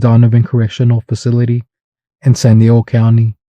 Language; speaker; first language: English; native; English